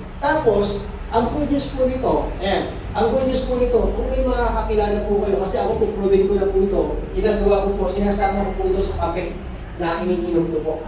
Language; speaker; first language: Filipino; native; Filipino